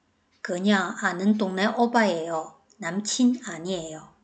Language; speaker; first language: Korean; non-native, fluent; Chinese